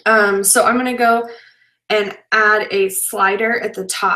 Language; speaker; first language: English; native; English